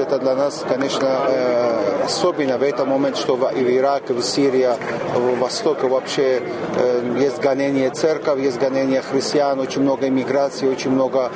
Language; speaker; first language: Russian; non-native, learner; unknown